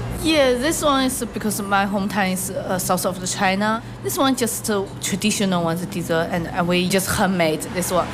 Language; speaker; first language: English; non-native, learner; Chinese